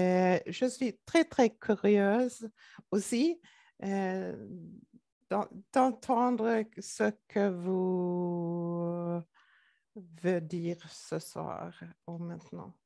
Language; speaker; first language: French; non-native, learner; Swedish